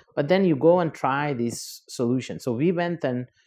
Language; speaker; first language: English; non-native, fluent; Portuguese